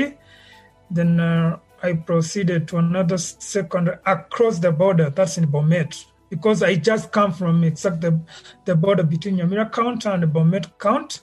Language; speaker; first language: English; non-native, local second language; Gusii